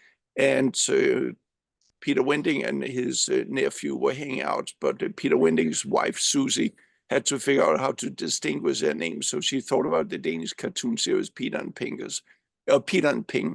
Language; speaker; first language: English; non-native, fluent; Danish